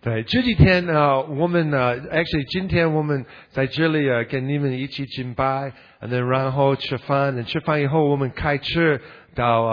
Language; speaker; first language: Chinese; non-native, learner; English